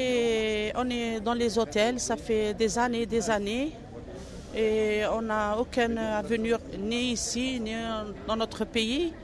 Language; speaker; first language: French; non-native, local second language; Arabic